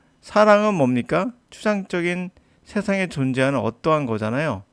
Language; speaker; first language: Korean; native; Korean